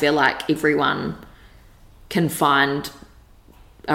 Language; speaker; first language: English; native; English